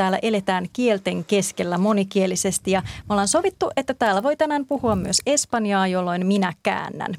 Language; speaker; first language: Finnish; native; Finnish